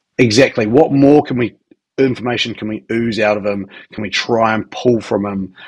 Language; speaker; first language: English; native; English